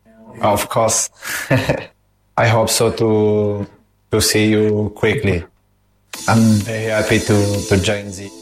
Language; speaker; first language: English; non-native, fluent; French